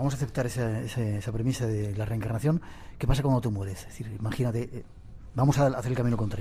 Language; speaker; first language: Spanish; native; Spanish